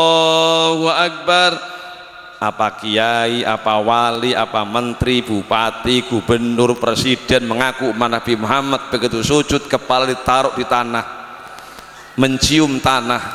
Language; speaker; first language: Indonesian; non-native, local second language; Javanese